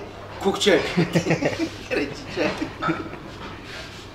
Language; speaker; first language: Russian; non-native, local second language; Uzbek